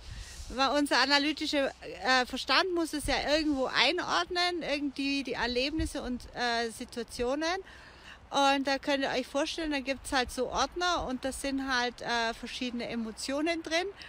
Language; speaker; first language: German; native; German